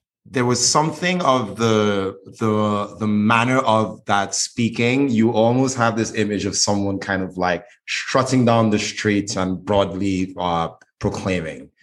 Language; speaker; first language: English; native; English